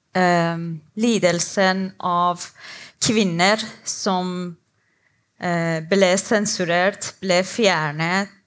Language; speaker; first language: Norwegian; non-native, learner; Persian